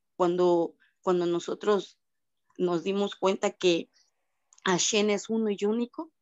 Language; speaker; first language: Spanish; native; Spanish